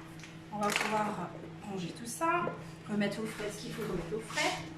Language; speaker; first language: French; native; French